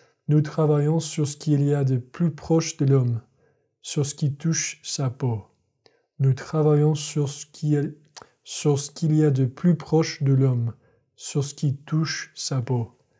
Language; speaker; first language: French; non-native, fluent; English